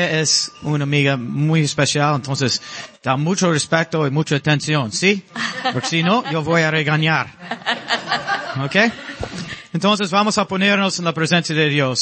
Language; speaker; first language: Spanish; non-native, learner; English